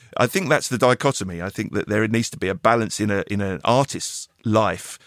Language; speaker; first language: English; native; English